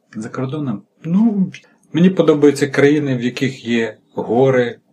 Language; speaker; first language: Ukrainian; native; Ukrainian